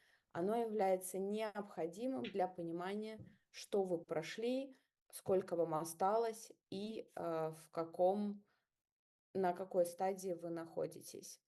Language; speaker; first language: Russian; native; Russian